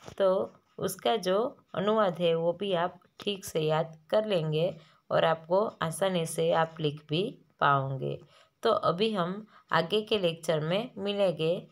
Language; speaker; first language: Hindi; non-native, local second language; Gujarati